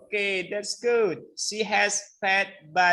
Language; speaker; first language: English; non-native, learner; Indonesian